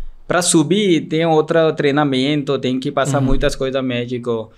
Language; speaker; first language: Portuguese; non-native, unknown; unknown